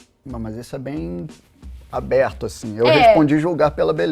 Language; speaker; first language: Portuguese; native; Portuguese